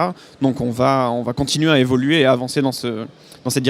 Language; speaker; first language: French; native; French